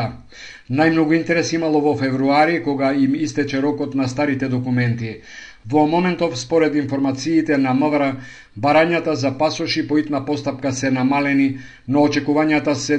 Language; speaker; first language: Macedonian; native; Macedonian